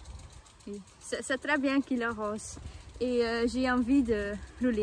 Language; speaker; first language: French; non-native, learner; Dutch